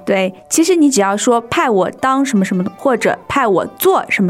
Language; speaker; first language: Chinese; native; Chinese